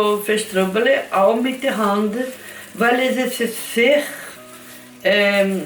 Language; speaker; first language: German; non-native, learner; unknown